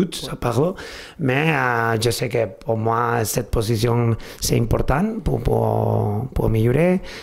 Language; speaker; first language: French; non-native, fluent; Spanish